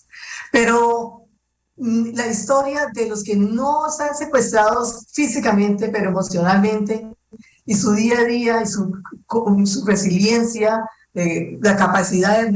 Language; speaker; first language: Spanish; native; Spanish